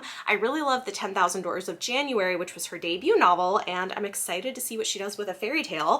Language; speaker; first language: English; native; English